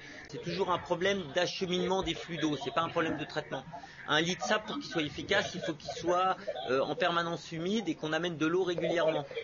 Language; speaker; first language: French; native; French